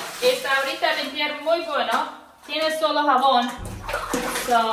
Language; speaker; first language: Spanish; non-native, learner; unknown